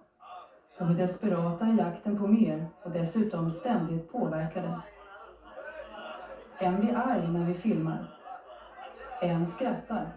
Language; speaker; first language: Swedish; native; Swedish